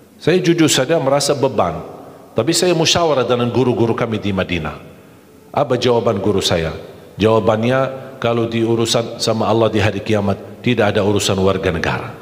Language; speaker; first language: Malay; non-native, fluent; Arabic